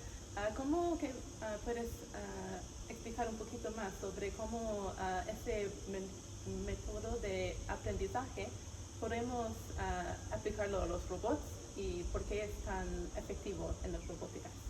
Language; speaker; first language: Spanish; non-native, learner; English